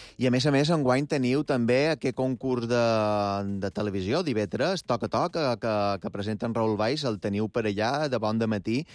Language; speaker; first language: Catalan; native; Catalan